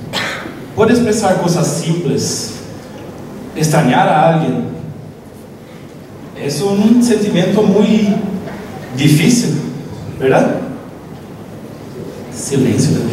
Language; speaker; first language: Spanish; non-native, local second language; Portuguese